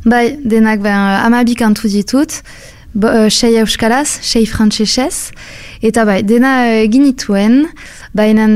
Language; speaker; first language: Basque; non-native, local second language; French